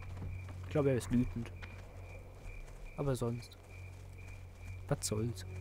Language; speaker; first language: German; native; German